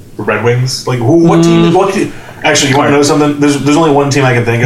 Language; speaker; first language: English; native; English